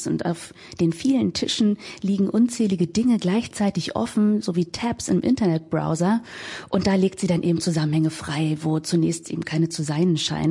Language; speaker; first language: German; native; German